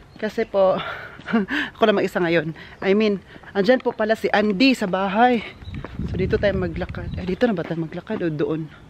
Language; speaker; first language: Filipino; non-native, local second language; Cebuano